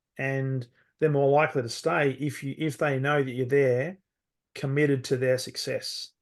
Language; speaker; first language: English; native; English